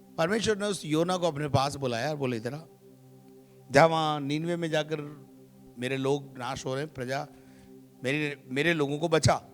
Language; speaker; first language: Hindi; native; Hindi